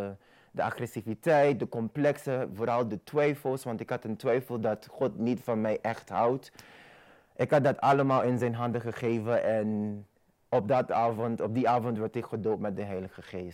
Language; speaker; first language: Dutch; non-native, fluent; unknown